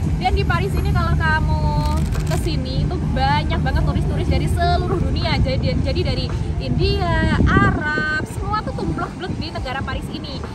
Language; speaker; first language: Indonesian; native; Indonesian